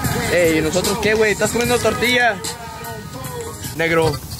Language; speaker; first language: Spanish; early bilingual, heritage; Spanish